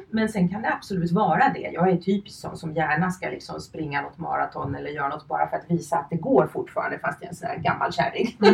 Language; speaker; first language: Swedish; early bilingual, other home language; Finnish